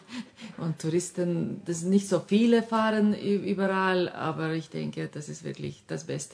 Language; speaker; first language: German; non-native, fluent; Lithuanian